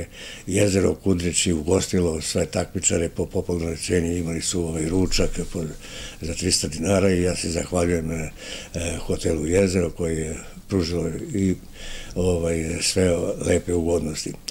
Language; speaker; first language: Serbian; native; Serbian